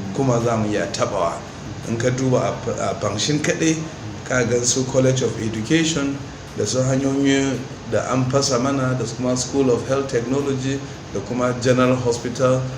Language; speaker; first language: Hausa; non-native, local second language; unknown